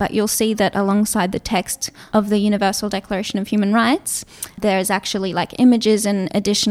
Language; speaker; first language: English; non-native, local second language; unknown